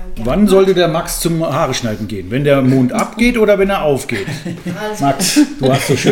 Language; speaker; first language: German; native; German